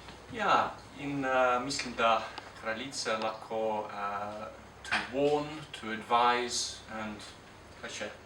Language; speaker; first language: Slovenian; non-native, fluent; English